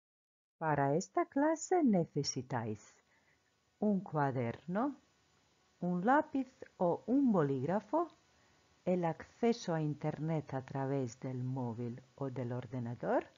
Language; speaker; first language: Spanish; non-native, fluent; Croatian